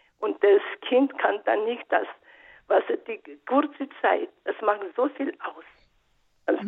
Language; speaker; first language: German; non-native, learner; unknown